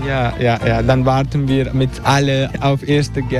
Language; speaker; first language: German; non-native, fluent; Turkish